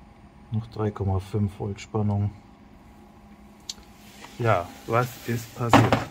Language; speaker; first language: German; native; German